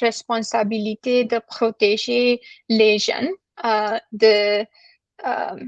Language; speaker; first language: French; non-native, learner; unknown